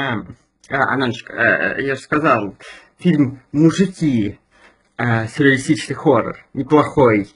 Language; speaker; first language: Russian; native; Russian